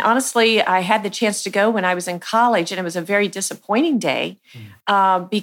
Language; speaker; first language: English; native; English